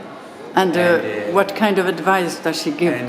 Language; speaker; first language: English; non-native, fluent; French